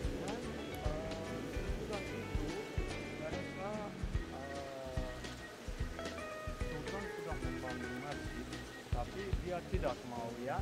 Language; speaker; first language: Indonesian; non-native, fluent; Turkish